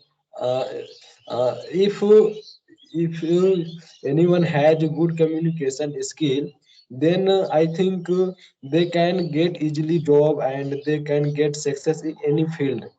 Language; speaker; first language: English; non-native, learner; Hindi